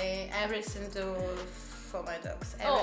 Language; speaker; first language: English; non-native, learner; Russian